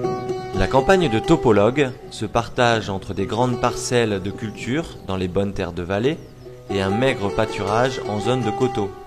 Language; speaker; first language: French; native; French